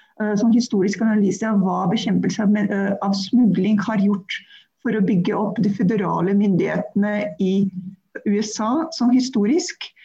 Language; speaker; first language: Norwegian; non-native, fluent; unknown